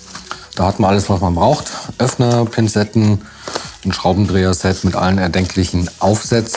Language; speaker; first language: German; native; German